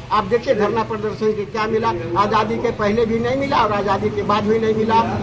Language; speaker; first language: Hindi; native; Hindi